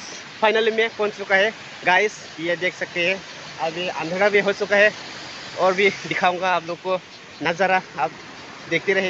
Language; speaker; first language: Hindi; non-native, local second language; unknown